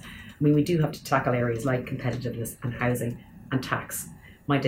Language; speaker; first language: English; native; English